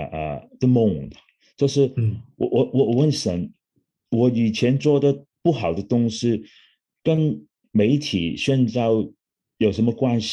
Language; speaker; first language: Chinese; non-native, local second language; Cantonese